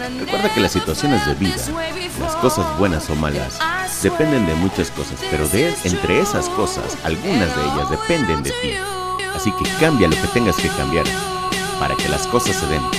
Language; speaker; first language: Spanish; native; Spanish